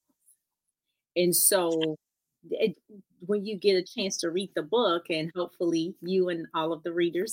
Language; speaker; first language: English; native; English